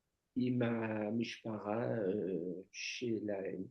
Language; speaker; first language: Hebrew; non-native, learner; French